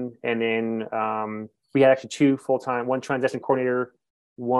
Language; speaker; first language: English; native; English